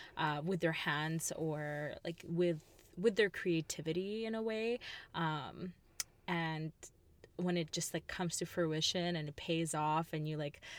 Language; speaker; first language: English; early bilingual, other home language; Russian